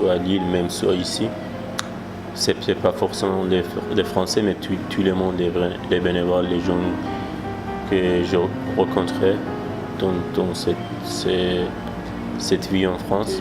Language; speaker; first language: French; non-native, fluent; Persian